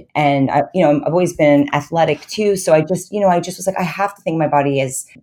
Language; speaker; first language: English; native; English